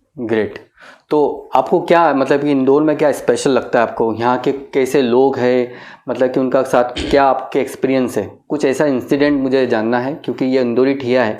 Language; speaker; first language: Hindi; native; Hindi